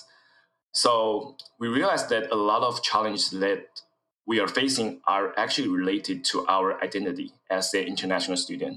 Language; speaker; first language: English; non-native, fluent; Chinese